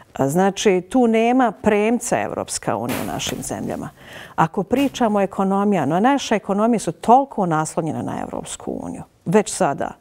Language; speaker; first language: Serbian; native; Serbian